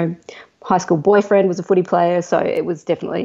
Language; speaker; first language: English; native; English